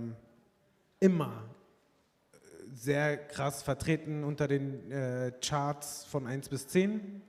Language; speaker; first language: German; early bilingual, other home language; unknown